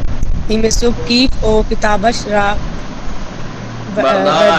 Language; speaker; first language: Persian; non-native, learner; Urdu